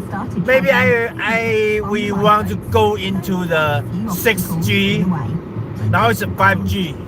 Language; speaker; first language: English; non-native, learner; Chinese